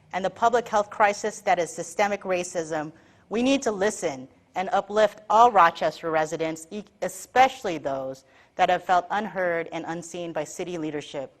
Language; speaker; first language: English; native; English